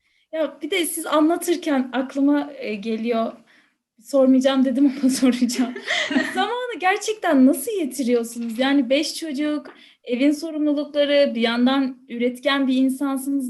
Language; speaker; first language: Turkish; native; Turkish